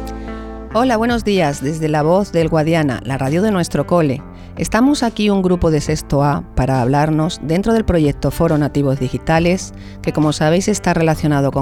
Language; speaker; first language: Spanish; native; Spanish